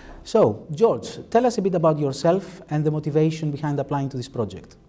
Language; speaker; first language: English; non-native, fluent; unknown